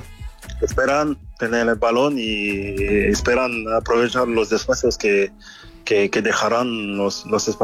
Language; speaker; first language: Spanish; non-native, fluent; French